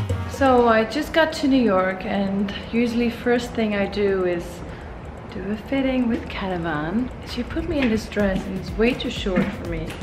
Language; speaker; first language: English; non-native, fluent; Western Frisian